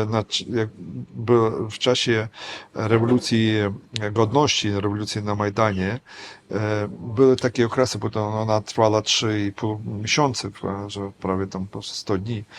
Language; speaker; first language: Polish; non-native, fluent; Ukrainian